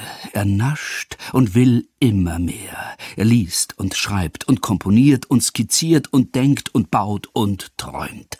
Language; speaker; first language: German; native; German